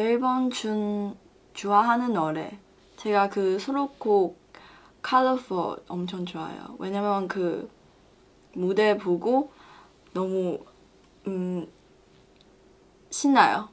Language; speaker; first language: Korean; non-native, learner; Chinese